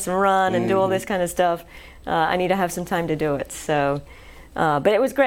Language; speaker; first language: English; native; English